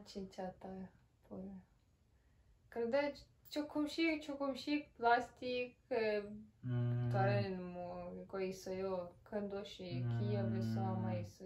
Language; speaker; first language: Korean; non-native, learner; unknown